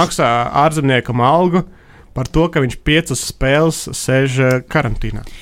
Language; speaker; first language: Latvian; non-native, local second language; Russian